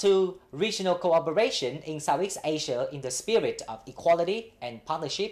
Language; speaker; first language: English; non-native, fluent; Vietnamese